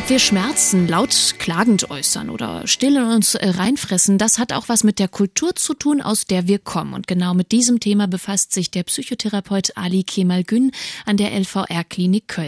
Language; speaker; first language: German; native; German